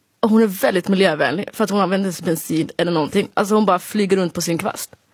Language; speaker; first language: Swedish; early bilingual, other home language; Somali